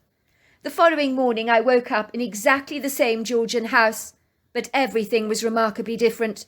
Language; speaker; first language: English; native; English